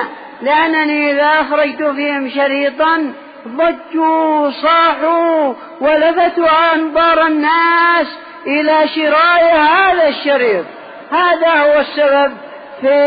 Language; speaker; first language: Arabic; native; Arabic